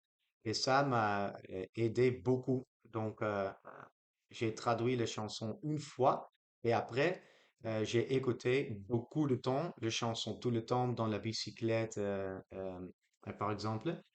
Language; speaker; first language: French; non-native, learner; Dutch